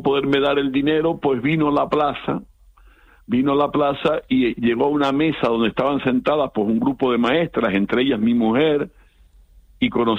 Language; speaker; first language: Spanish; native; Spanish